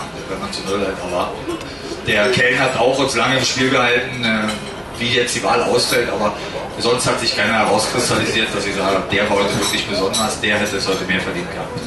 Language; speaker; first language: German; native; German